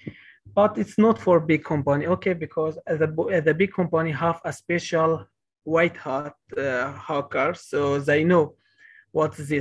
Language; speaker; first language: English; non-native, learner; Kurdish